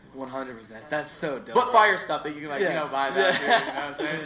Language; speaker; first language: English; native; English